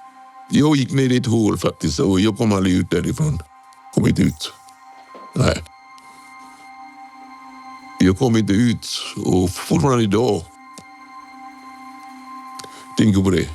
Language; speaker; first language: Swedish; non-native, fluent; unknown